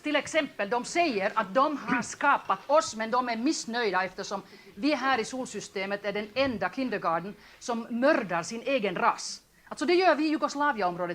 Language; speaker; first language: Swedish; non-native, local second language; Finnish